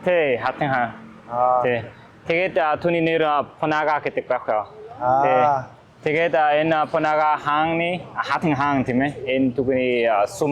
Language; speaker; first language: Mongolian; non-native, learner; Vietnamese